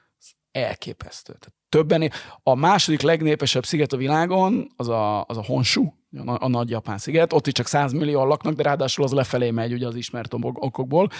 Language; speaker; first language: Hungarian; native; Hungarian